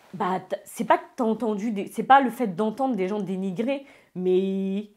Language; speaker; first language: French; native; French